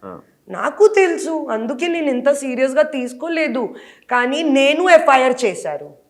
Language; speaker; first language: Telugu; non-native, local second language; Hindi